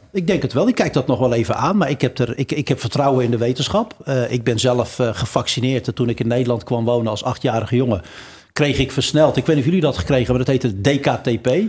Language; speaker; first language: Dutch; early bilingual, other home language; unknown